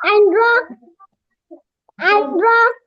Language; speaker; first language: English; non-native, learner; Vietnamese